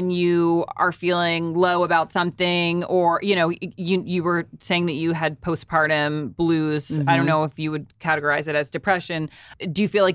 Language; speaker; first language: English; native; English